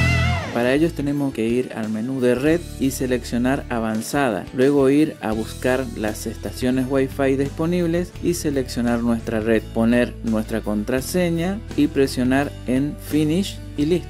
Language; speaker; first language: Spanish; native; Spanish